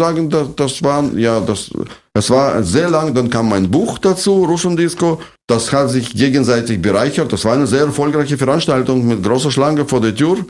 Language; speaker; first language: German; non-native, fluent; Russian